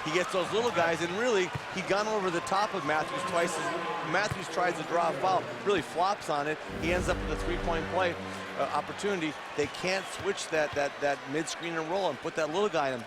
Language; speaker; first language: English; native; English